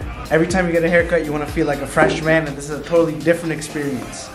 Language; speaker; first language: English; early bilingual, other home language; Urdu